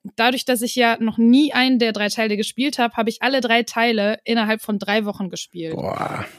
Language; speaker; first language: German; native; German